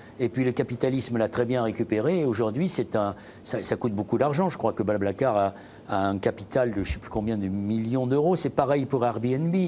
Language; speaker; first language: French; native; French